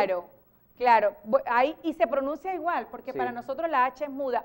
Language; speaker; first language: Spanish; native; Spanish